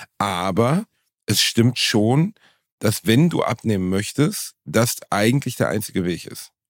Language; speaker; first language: German; native; German